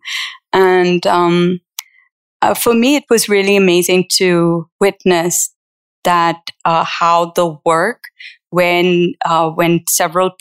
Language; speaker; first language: English; non-native, local second language; Urdu